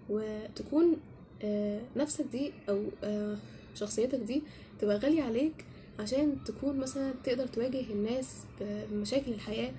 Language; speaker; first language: Arabic; native; Arabic